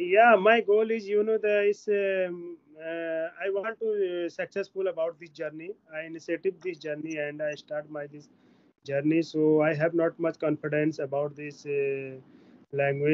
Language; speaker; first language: English; non-native, learner; Hindi